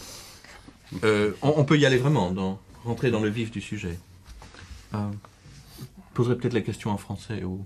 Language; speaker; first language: French; native; French